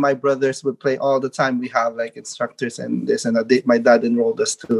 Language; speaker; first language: English; non-native, local second language; Filipino